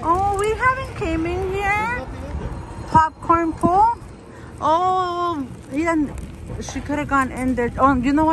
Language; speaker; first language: English; early bilingual, other home language; Spanish